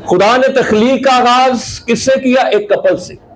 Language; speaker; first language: Urdu; non-native, local second language; Punjabi